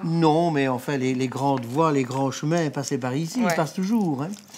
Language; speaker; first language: French; native; French